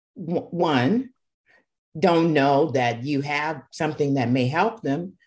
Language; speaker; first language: English; native; English